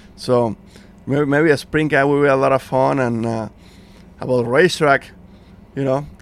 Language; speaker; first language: English; non-native, fluent; Spanish